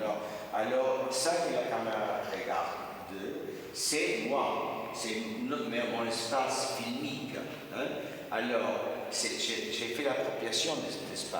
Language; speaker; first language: French; non-native, fluent; Spanish